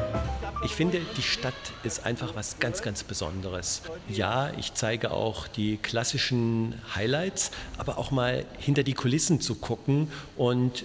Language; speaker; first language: German; native; German